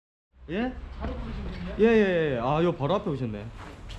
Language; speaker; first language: Korean; native; Korean